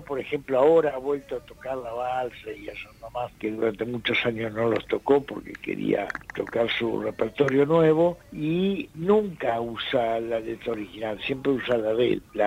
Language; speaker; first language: Spanish; native; Spanish